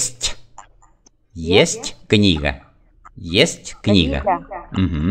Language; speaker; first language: Russian; non-native, fluent; Vietnamese